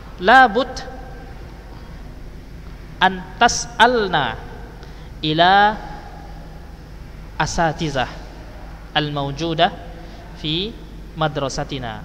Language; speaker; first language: Arabic; non-native, fluent; Indonesian